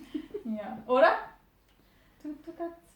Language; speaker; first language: German; non-native, fluent; Romanian